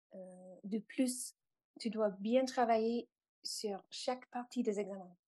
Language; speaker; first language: French; non-native, fluent; English